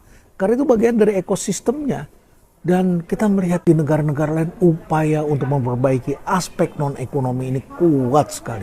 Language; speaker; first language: Indonesian; native; Indonesian